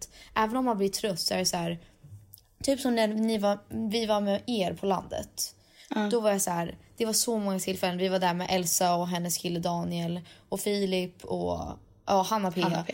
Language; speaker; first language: Swedish; native; Swedish